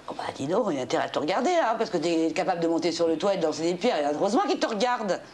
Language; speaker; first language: French; native; French